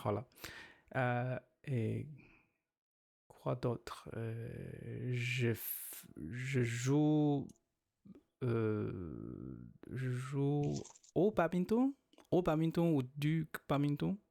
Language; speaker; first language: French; non-native, learner; Chinese